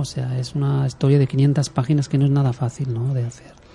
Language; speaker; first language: Spanish; native; Spanish